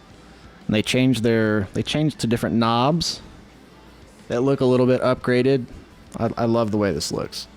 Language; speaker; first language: English; native; English